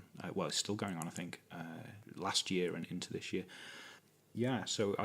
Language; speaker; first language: English; native; English